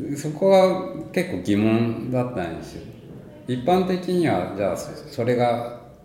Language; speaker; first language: Japanese; early bilingual, heritage; Japanese